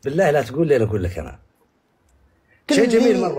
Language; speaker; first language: Arabic; native; Arabic